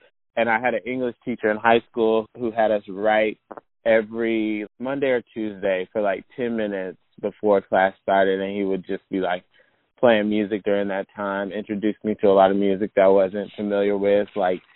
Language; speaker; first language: English; native; English